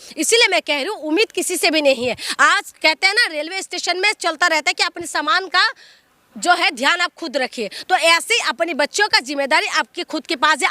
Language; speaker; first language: Hindi; non-native, local second language; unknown